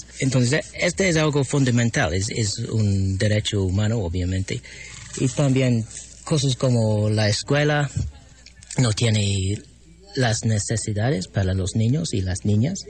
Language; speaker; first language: Spanish; non-native, fluent; English